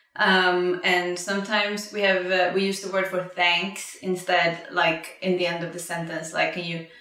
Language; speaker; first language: English; non-native, fluent; Swedish